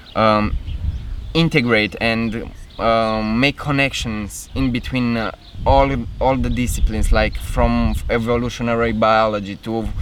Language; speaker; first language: English; non-native, fluent; Romanian